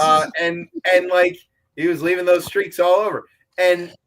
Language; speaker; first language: English; native; English